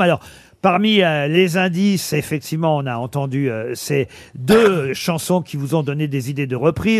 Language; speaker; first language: French; native; French